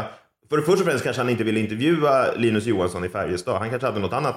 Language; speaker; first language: Swedish; native; Swedish